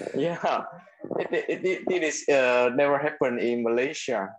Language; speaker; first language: English; non-native, local second language; Chinese